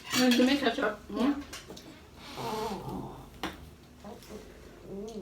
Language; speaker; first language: Swedish; non-native, learner; Thai